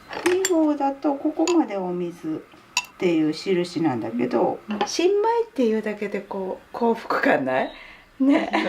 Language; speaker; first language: Japanese; native; Japanese